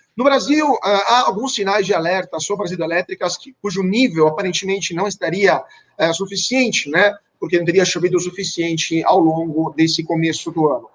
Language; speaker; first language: Portuguese; non-native, fluent; Italian